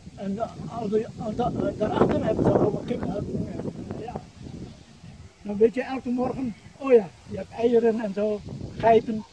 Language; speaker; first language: Dutch; early bilingual, other home language; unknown